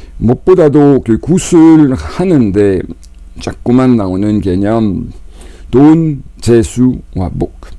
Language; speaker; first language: Korean; non-native, fluent; French